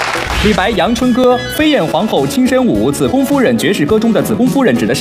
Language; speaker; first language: Chinese; native; Chinese